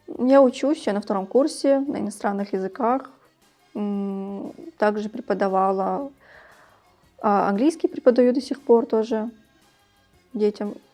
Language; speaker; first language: Russian; early bilingual, other home language; Tajik